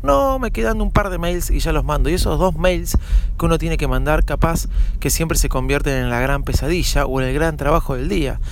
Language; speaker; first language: Spanish; native; Spanish